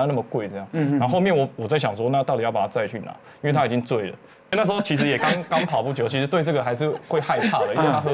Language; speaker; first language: Chinese; native; Chinese